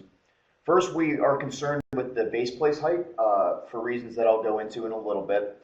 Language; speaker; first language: English; native; English